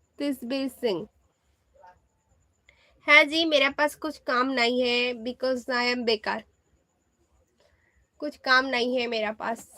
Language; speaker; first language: Hindi; non-native, learner; Bangla